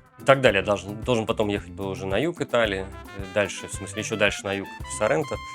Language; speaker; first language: Russian; native; Russian